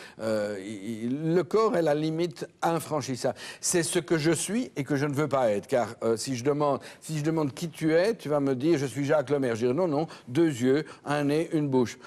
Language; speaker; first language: French; native; French